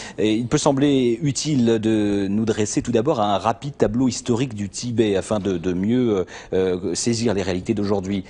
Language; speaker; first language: French; native; French